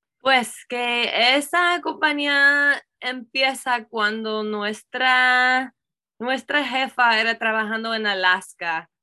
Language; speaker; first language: Spanish; non-native, learner; English